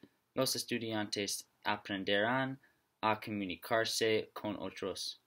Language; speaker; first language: Spanish; non-native, learner; English